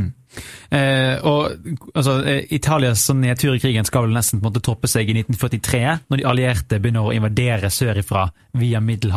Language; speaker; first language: Norwegian; native; Norwegian